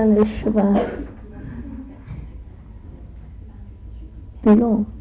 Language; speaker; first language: French; non-native, learner; English